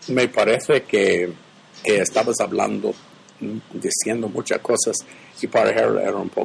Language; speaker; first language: Spanish; non-native, fluent; English